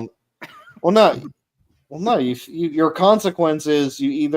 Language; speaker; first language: English; native; English